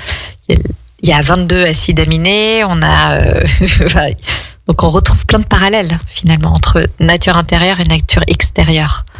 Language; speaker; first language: French; native; French